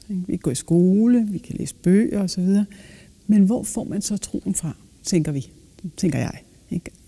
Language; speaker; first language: Danish; native; Danish